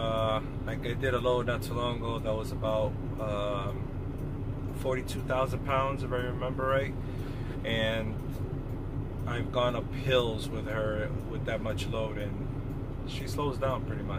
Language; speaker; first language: English; native; English